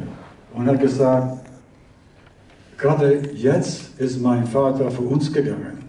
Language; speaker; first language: German; early bilingual, heritage; Italian